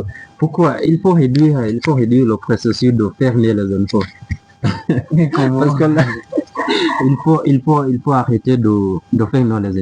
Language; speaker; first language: French; non-native, learner; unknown